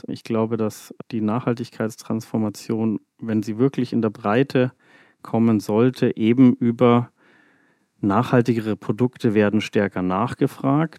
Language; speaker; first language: German; native; German